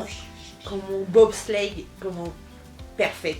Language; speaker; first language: Spanish; non-native, fluent; French